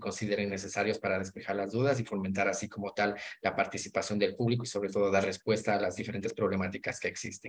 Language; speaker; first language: Spanish; native; Spanish